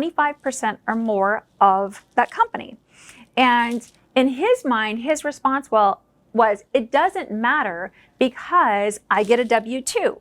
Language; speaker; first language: English; native; English